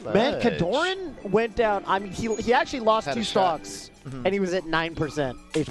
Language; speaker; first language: English; native; English